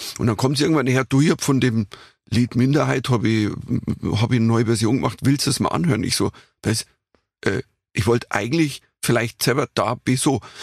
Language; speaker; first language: German; native; German